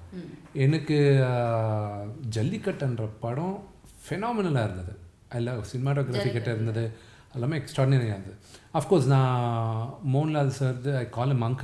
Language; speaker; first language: Tamil; non-native, local second language; Telugu